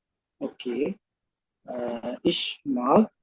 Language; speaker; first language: German; non-native, learner; Hindi